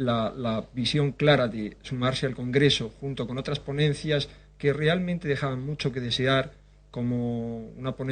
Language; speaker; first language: Spanish; native; Spanish